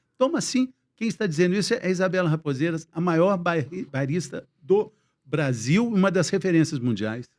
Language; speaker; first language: Portuguese; native; Portuguese